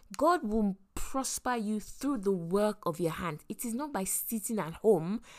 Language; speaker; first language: English; non-native, local second language; Yoruba